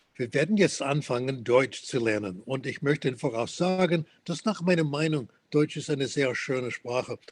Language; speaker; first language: German; non-native, fluent; English